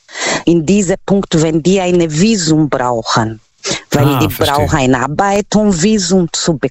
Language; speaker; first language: German; non-native, learner; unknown